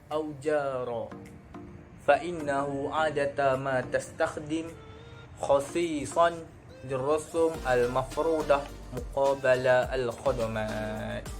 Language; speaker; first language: Arabic; non-native, learner; Malay